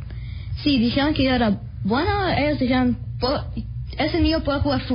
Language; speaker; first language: Spanish; early bilingual, heritage; Spanish